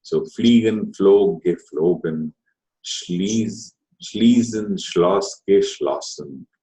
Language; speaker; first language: German; non-native, fluent; Telugu